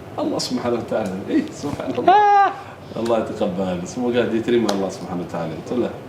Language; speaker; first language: Indonesian; non-native, fluent; Arabic